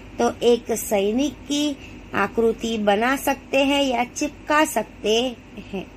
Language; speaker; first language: Hindi; non-native, local second language; Gujarati